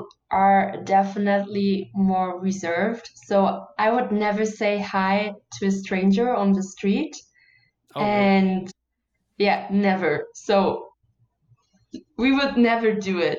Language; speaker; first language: English; non-native, fluent; German